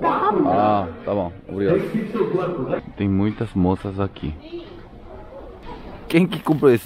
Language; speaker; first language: Portuguese; non-native, learner; Korean